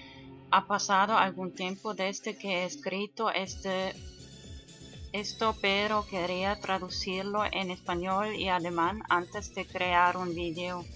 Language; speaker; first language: Spanish; non-native, fluent; German